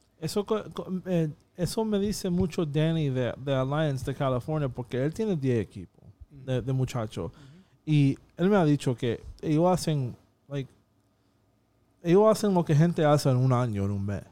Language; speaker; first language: Spanish; early bilingual, heritage; Spanish